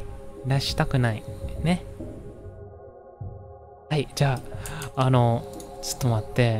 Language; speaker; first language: Japanese; non-native, learner; Indonesian